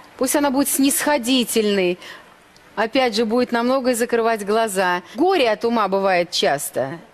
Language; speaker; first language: Russian; native; Russian